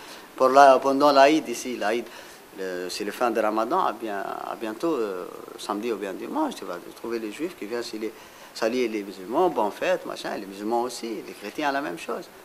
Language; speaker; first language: French; non-native, local second language; Arabic